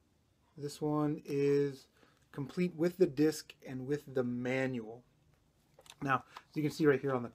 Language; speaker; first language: English; native; English